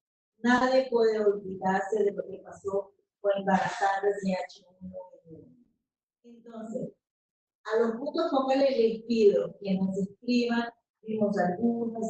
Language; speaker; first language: Spanish; non-native, fluent; Portuguese